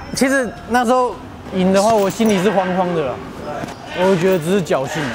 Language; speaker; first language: Chinese; native; Chinese